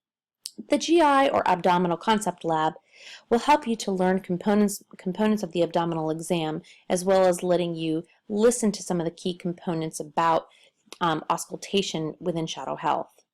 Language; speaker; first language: English; native; English